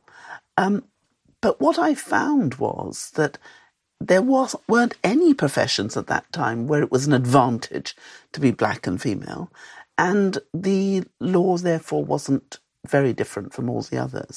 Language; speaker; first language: English; native; English